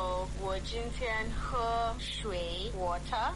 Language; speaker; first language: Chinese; non-native, learner; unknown